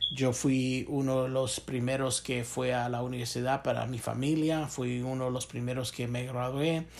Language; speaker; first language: Spanish; early bilingual, heritage; Spanish